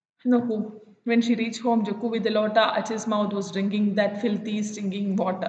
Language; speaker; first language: English; non-native, local second language; Malayalam